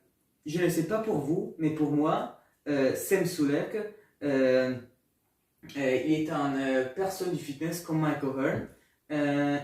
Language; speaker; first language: French; non-native, learner; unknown